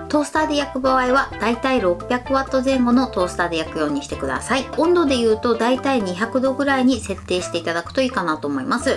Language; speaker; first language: Japanese; native; Japanese